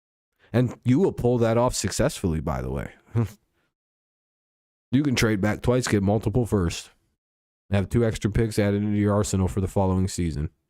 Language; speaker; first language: English; native; English